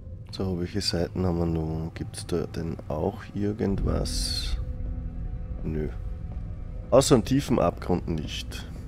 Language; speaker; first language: German; native; German